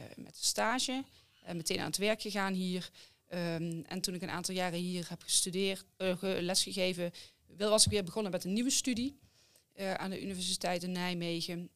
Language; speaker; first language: Dutch; native; Dutch